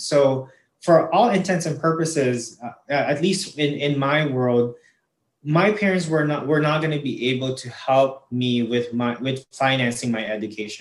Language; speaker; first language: English; non-native, local second language; Filipino